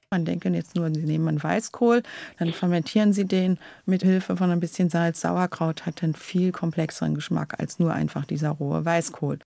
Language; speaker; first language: German; native; German